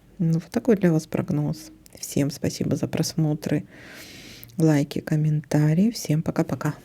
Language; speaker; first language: Russian; native; Russian